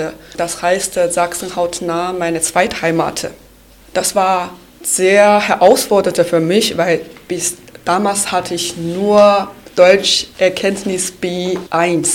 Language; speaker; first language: German; non-native, fluent; Chinese